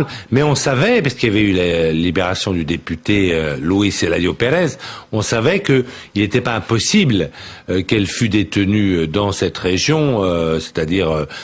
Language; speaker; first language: French; native; French